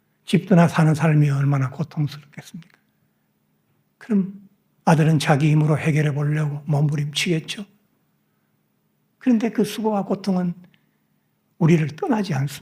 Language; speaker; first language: Korean; native; Korean